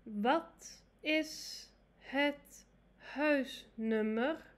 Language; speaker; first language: Dutch; non-native, fluent; Arabic